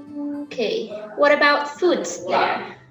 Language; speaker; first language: English; non-native, learner; Indonesian